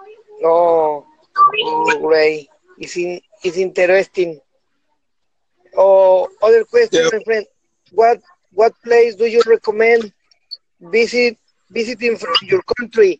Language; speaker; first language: English; non-native, learner; Spanish